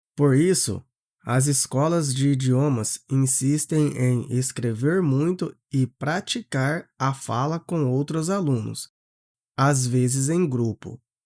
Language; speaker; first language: Portuguese; native; Portuguese